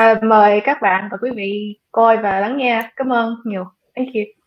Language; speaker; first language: Vietnamese; early bilingual, heritage; Vietnamese